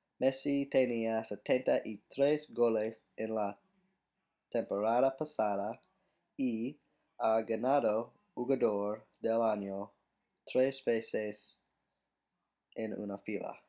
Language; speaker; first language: Spanish; non-native, learner; English